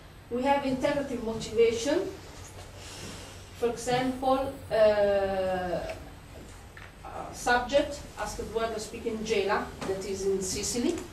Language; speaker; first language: English; non-native, fluent; Italian